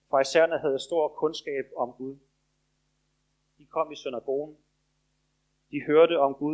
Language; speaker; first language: Danish; native; Danish